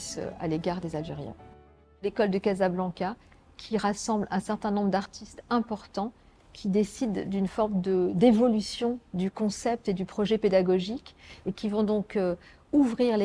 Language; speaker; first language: French; native; French